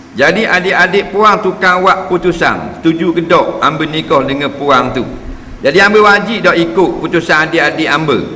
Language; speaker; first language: Malay; native; Malay